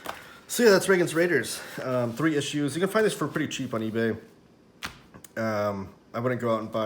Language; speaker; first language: English; native; English